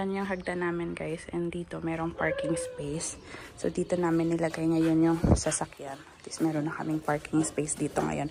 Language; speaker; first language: Filipino; non-native, local second language; Hiligaynon